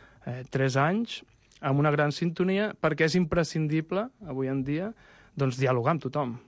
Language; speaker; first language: Catalan; native; Catalan